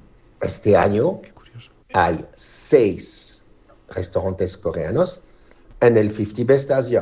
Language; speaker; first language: Spanish; non-native, fluent; French